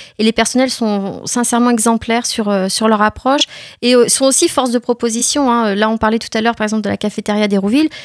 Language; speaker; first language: French; native; French